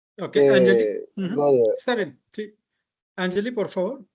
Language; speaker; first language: Spanish; non-native, fluent; Hindi